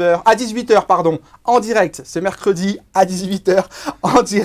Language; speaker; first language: French; native; French